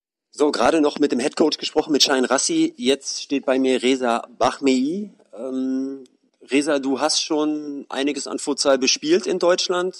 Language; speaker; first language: German; native; German